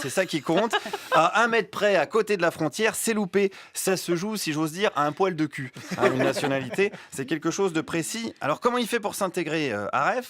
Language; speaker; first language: French; native; French